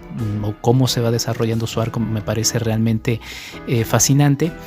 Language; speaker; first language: Spanish; native; Spanish